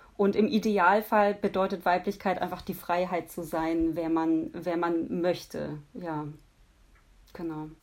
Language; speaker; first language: German; early bilingual, other home language; Polish